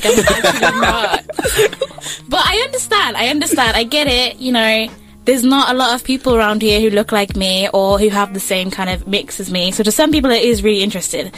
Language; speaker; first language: English; native; English